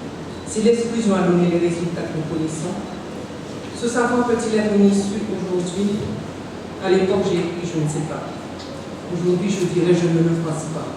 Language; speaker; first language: French; non-native, local second language; Haitian Creole